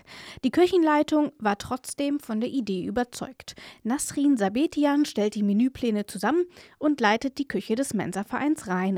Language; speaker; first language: German; native; German